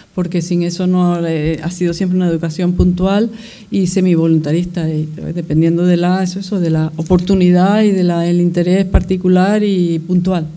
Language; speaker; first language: Spanish; native; Spanish